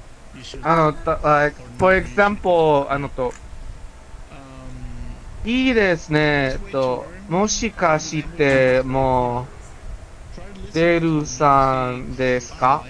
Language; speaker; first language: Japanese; non-native, learner; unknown